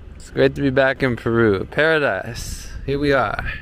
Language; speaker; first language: English; native; English